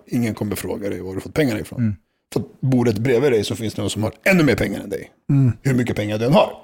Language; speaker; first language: Swedish; early bilingual, other home language; Serbian